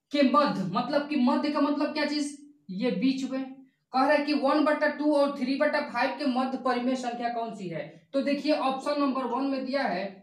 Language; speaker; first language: Hindi; native; Hindi